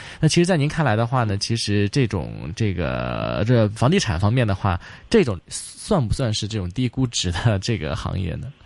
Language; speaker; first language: Chinese; non-native, local second language; Cantonese